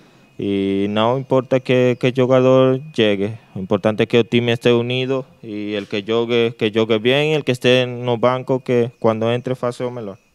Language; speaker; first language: Portuguese; non-native, learner; Spanish